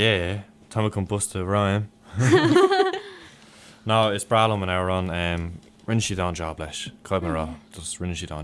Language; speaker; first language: Irish; non-native, local second language; English